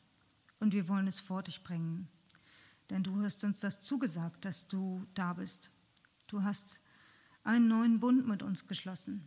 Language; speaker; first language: German; native; German